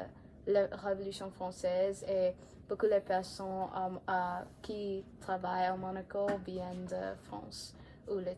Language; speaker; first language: French; non-native, learner; English